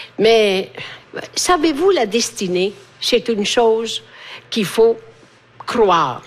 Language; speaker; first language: French; non-native, fluent; Italian